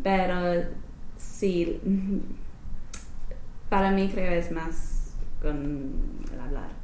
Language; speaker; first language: Spanish; non-native, learner; English